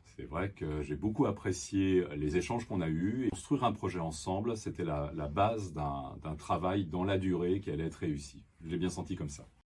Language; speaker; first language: French; native; French